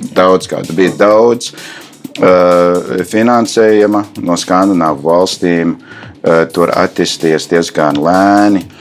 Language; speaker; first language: Latvian; non-native, fluent; English